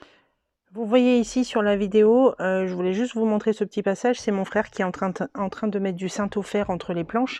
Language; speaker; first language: French; native; French